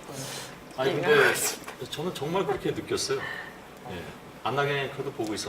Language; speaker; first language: Korean; native; Korean